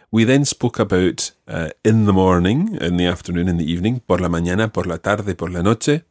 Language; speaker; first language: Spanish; non-native, fluent; English